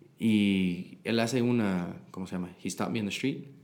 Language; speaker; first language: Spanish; non-native, learner; English